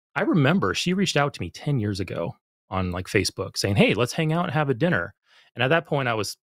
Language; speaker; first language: English; native; English